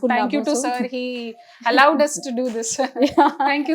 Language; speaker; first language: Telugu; non-native, local second language; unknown